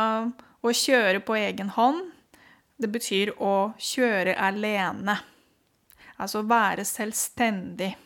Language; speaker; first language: Norwegian; non-native, fluent; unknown